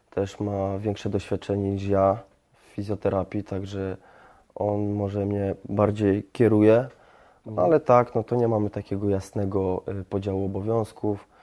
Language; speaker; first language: Polish; early bilingual, heritage; Polish